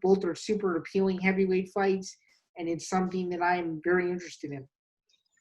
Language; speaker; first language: English; native; English